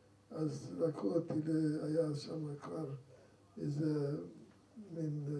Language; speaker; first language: Hebrew; non-native, fluent; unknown